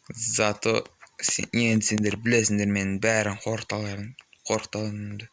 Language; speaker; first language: Kazakh; native; Kazakh